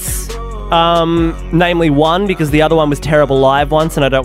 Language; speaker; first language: English; native; English